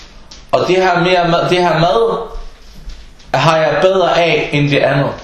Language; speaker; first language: Danish; non-native, fluent; Arabic